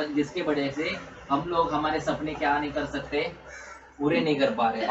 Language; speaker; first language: Hindi; non-native, local second language; Marathi